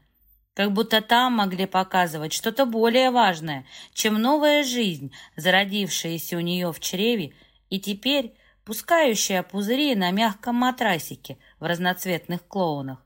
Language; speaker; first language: Russian; native; Russian